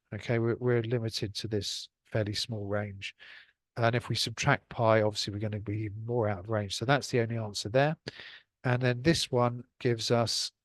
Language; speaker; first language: English; native; English